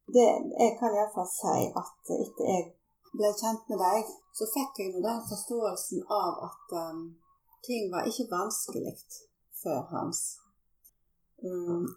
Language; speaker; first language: Norwegian; native; Norwegian